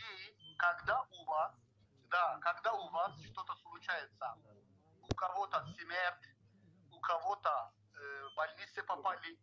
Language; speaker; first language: Russian; non-native, learner; Turkish